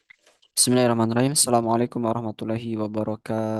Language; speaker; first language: Arabic; non-native, fluent; Indonesian